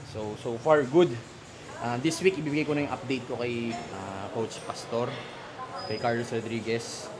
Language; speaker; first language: Filipino; native; Filipino